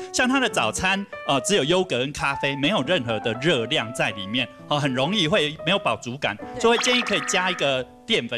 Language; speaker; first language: Chinese; native; Chinese